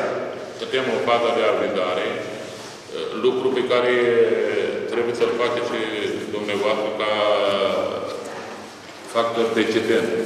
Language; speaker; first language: Romanian; native; Romanian